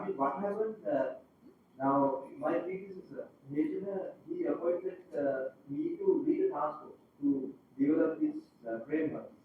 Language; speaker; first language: English; non-native, local second language; Sinhala